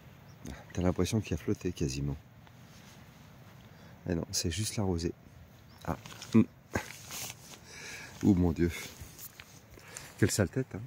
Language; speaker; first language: French; native; French